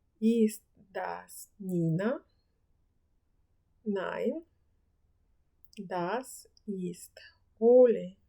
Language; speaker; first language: German; non-native, fluent; Ukrainian